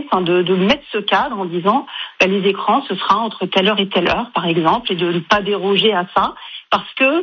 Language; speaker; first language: French; native; French